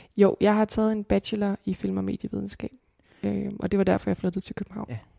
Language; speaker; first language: Danish; native; Danish